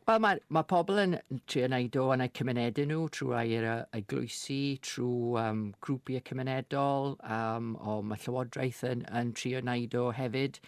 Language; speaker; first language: Welsh; non-native, fluent; English